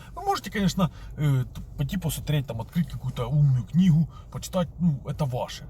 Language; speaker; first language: Russian; native; Russian